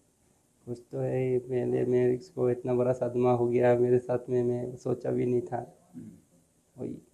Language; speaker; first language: Hindi; non-native, local second language; Bangla